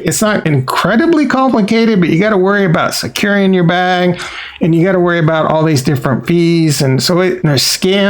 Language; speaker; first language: English; native; English